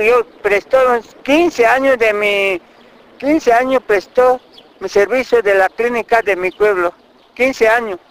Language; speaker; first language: Spanish; non-native, local second language; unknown